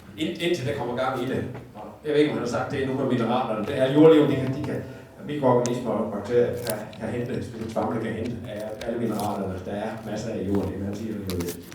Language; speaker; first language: Danish; native; Danish